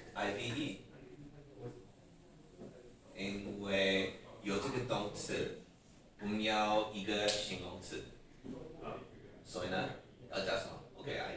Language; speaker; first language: Chinese; non-native, fluent; English